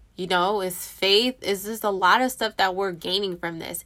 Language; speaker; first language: English; native; English